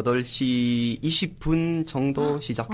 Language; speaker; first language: Korean; non-native, learner; English